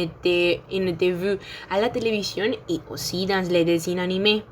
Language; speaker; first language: French; non-native, learner; Spanish